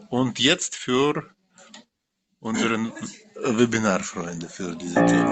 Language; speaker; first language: German; non-native, fluent; Russian